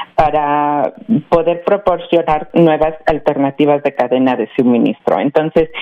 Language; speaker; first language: Spanish; early bilingual, heritage; Spanish